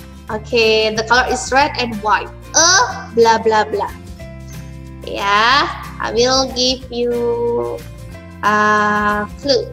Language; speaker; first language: English; non-native, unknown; Indonesian